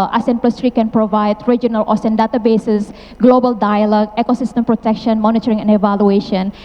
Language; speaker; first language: English; non-native, fluent; Indonesian